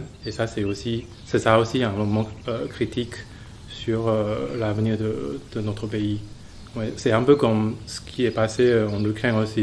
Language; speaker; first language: French; non-native, fluent; Chinese